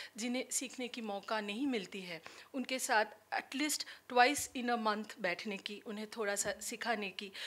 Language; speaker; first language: Hindi; non-native, local second language; Bangla